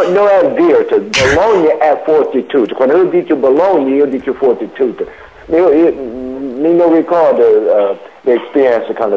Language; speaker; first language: Italian; non-native, learner; English